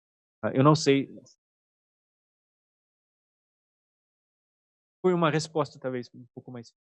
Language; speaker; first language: Portuguese; non-native, fluent; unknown